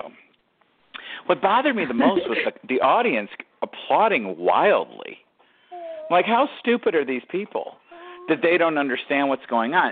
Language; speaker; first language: English; native; English